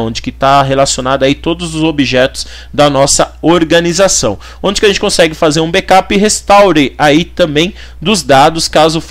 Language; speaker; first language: Portuguese; native; Portuguese